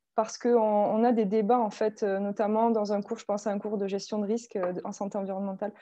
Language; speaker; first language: French; native; French